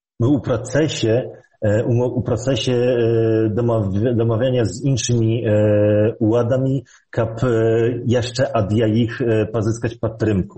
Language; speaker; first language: Belarusian; early bilingual, heritage; Polish